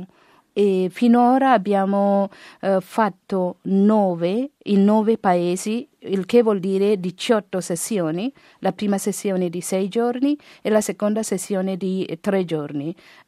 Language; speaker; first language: Italian; non-native, fluent; Garo